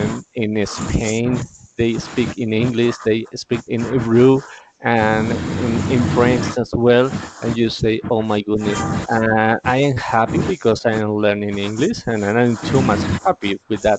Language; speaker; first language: English; non-native, learner; Spanish